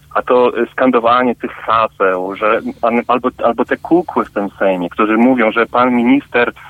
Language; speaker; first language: Polish; native; Polish